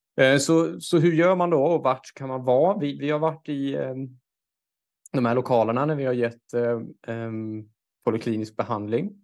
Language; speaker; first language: Swedish; native; Swedish